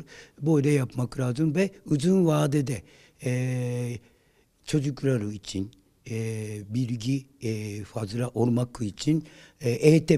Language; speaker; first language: Turkish; non-native, learner; Japanese